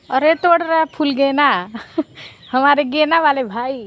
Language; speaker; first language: Hindi; native; Hindi